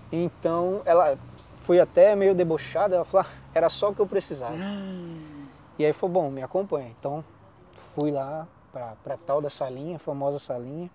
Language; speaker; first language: Portuguese; native; Portuguese